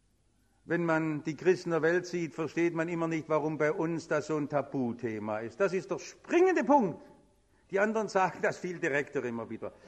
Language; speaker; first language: German; native; German